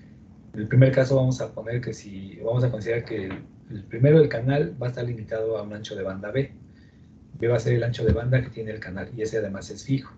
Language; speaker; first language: Spanish; native; Spanish